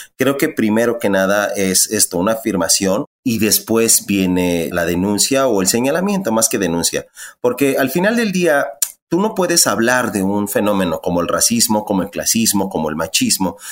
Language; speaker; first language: Spanish; native; Spanish